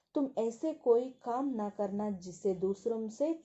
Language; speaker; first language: Hindi; non-native, local second language; Telugu